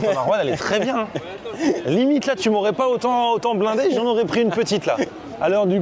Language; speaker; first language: French; native; French